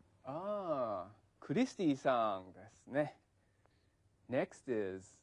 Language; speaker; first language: Japanese; non-native, fluent; English